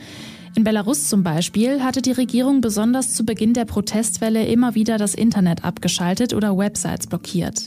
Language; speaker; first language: German; native; German